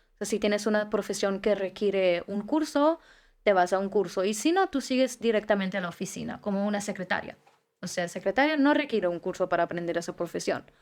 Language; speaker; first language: Spanish; early bilingual, heritage; Spanish